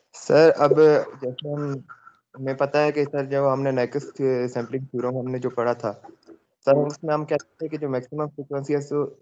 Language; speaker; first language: Urdu; non-native, local second language; Punjabi